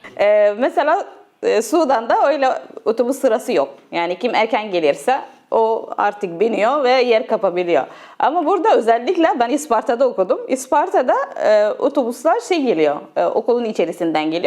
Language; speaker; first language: Turkish; non-native, fluent; Arabic